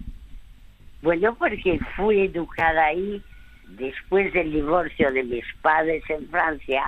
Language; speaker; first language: Spanish; early bilingual, other home language; French